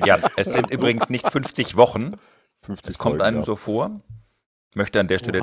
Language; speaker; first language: German; native; German